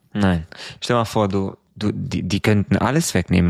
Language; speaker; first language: German; non-native, fluent; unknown